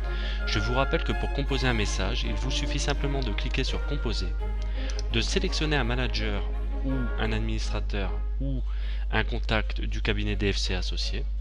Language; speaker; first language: French; native; French